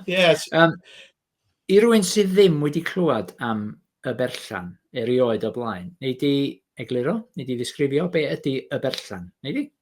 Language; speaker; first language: Welsh; native; Welsh